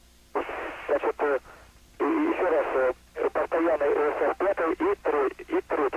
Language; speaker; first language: Russian; non-native, learner; English